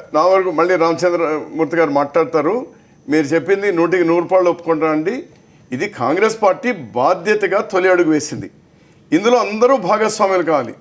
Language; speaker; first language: Telugu; native; Telugu